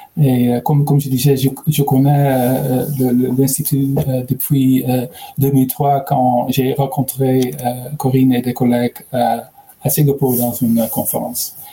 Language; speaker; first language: French; non-native, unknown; Dutch